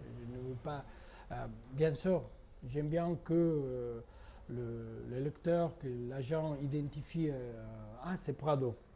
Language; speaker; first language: French; non-native, fluent; Spanish